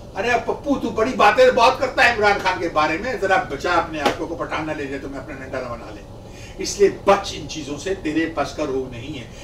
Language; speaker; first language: Urdu; native; Urdu